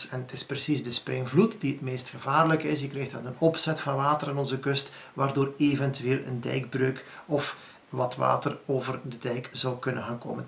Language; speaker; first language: Dutch; native; Dutch